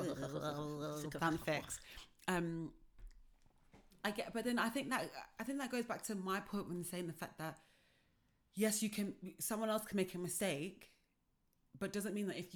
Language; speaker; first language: English; native; English